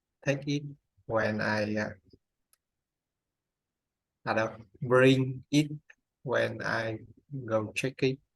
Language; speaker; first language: English; non-native, learner; Vietnamese